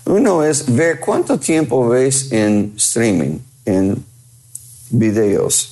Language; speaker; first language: Spanish; non-native, fluent; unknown